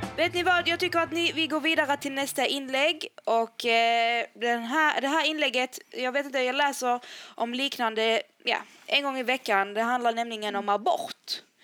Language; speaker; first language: Swedish; early bilingual, other home language; Arabic